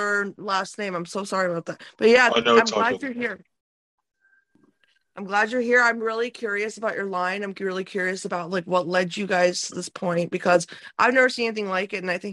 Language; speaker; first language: English; native; English